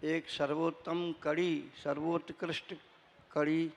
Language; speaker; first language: Hindi; non-native, local second language; Gujarati